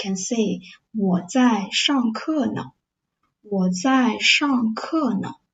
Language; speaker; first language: Chinese; non-native, fluent; English